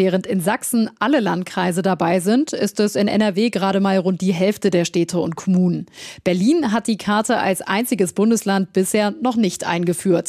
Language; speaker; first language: German; native; German